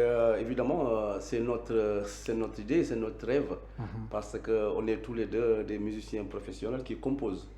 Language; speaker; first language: French; non-native, local second language; Mandingo